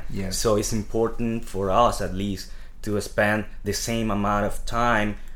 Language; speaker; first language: English; non-native, fluent; Spanish